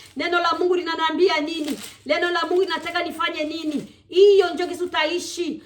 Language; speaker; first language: Swahili; native; Swahili